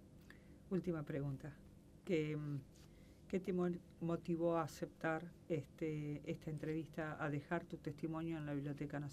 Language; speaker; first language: Spanish; native; Spanish